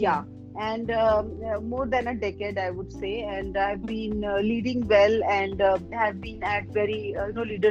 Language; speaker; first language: English; non-native, local second language; Hindi